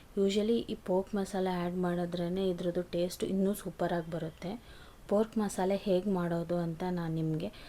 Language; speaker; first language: Kannada; non-native, local second language; Kodava